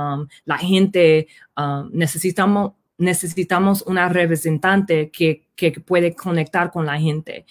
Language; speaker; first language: Spanish; early bilingual, heritage; Spanish